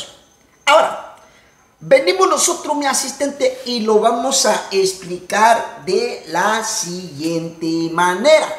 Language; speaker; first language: Spanish; native; Spanish